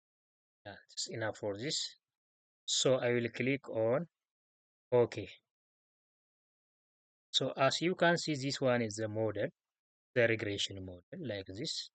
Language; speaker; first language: English; non-native, local second language; Oromo